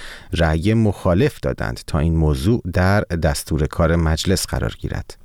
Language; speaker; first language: Persian; native; Persian